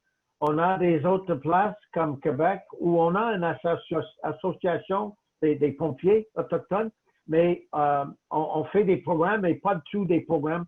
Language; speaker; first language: French; non-native, local second language; English